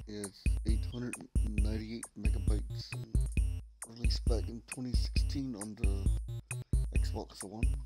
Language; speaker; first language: English; native; English